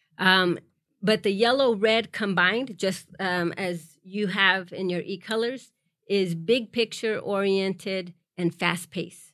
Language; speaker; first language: English; early bilingual, other home language; Spanish